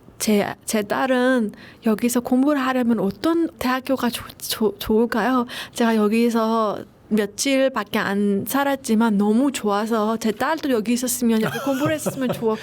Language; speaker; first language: Korean; non-native, fluent; Persian